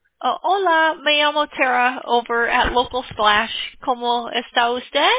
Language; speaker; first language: Spanish; non-native, learner; English